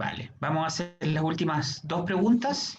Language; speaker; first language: Spanish; native; Spanish